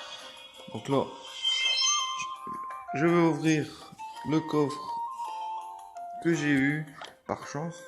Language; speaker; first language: French; native; French